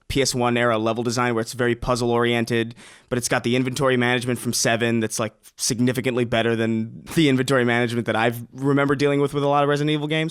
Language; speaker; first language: English; native; English